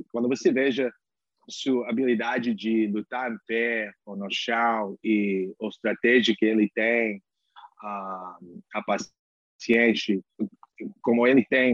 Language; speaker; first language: Portuguese; non-native, fluent; English